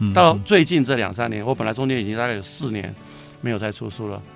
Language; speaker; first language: Chinese; native; Chinese